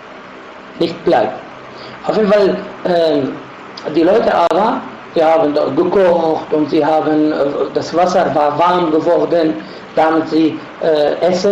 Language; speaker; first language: German; non-native, fluent; Arabic